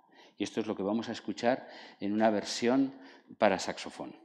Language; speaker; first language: Spanish; native; Spanish